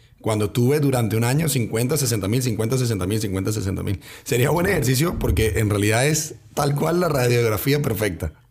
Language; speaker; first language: Spanish; native; Spanish